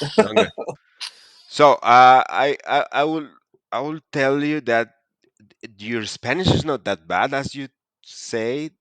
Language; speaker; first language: English; non-native, fluent; Spanish